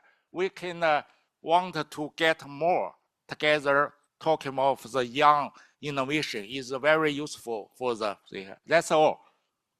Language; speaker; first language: English; non-native, learner; Chinese